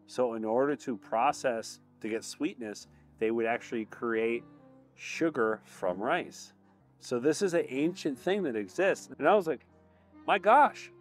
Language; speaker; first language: English; native; English